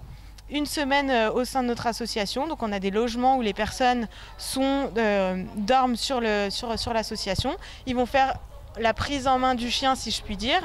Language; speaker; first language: French; native; French